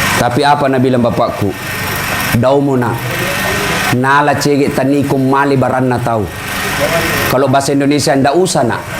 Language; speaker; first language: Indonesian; non-native, local second language; Buginese